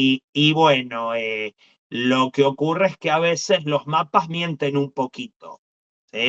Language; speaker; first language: Spanish; native; Spanish